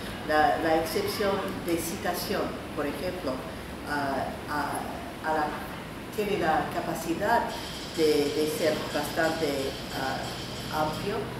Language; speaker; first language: Spanish; non-native, learner; English